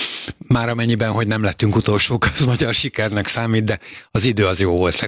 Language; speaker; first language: Hungarian; native; Hungarian